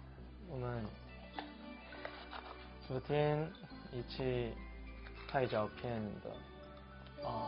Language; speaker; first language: Chinese; non-native, learner; Korean